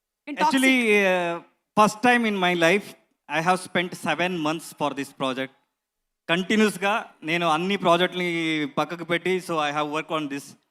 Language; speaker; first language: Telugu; non-native, learner; Kannada